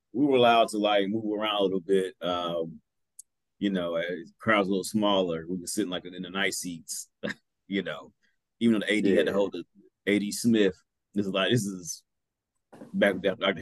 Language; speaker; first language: English; native; English